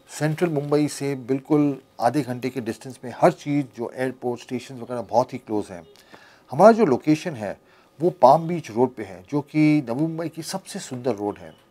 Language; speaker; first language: Hindi; native; Hindi